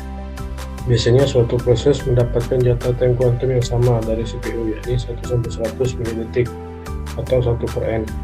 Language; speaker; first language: Indonesian; native; Indonesian